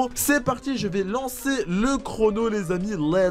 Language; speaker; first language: French; native; French